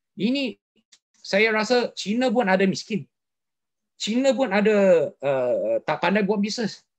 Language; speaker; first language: Malay; non-native, local second language; Chinese